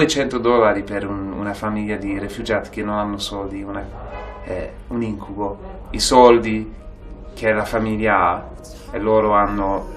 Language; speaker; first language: Italian; non-native, fluent; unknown